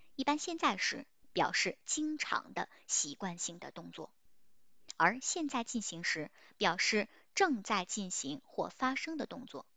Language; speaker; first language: Chinese; native; Chinese